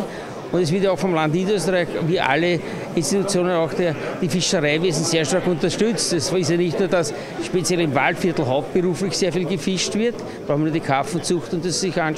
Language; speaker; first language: German; native; German